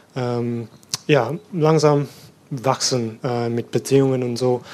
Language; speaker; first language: German; non-native, learner; English